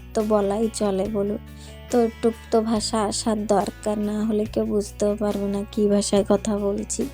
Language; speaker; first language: Bangla; non-native, local second language; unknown